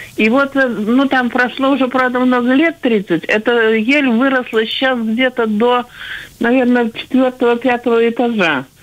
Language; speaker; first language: Russian; native; Russian